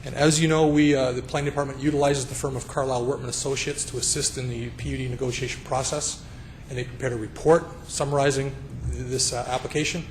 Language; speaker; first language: English; native; English